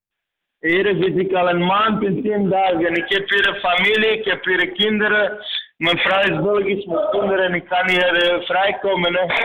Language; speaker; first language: Dutch; non-native, fluent; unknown